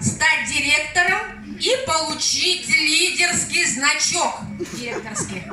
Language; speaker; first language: Russian; native; Russian